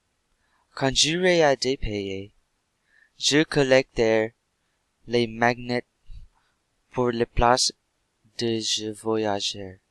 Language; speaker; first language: French; non-native, learner; English